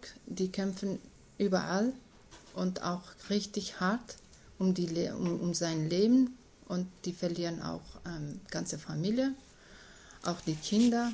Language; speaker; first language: German; non-native, learner; Kurdish